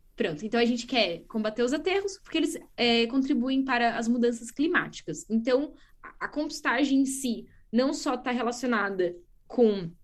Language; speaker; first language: Portuguese; native; Portuguese